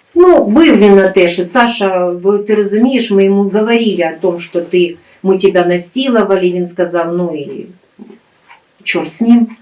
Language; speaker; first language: Ukrainian; native; Ukrainian